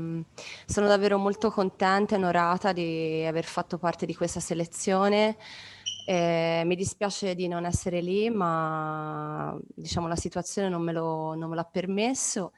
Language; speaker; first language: Italian; native; Italian